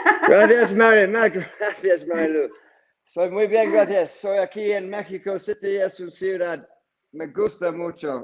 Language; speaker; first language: Spanish; non-native, learner; English